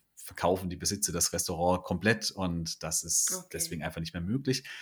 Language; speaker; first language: German; native; German